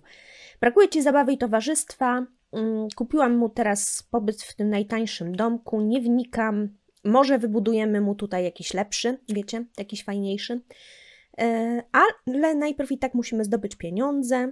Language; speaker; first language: Polish; native; Polish